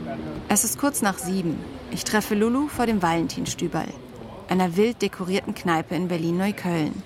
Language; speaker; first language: German; native; German